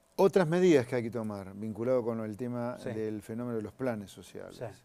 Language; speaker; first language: Spanish; native; Spanish